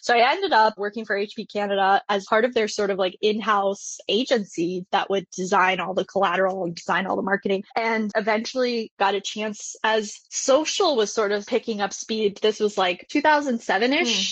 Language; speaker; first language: English; native; English